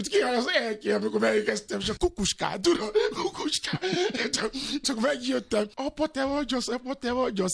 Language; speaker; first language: Hungarian; non-native, learner; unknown